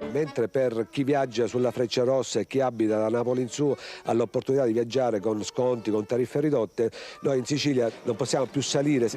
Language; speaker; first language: Italian; native; Italian